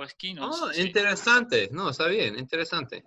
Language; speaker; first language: Spanish; non-native, learner; English